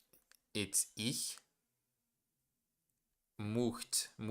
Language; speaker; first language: German; non-native, learner; Portuguese